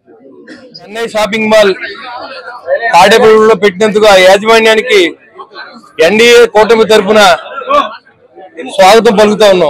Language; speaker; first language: Telugu; native; Telugu